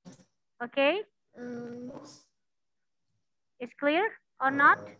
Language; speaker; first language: English; non-native, learner; Indonesian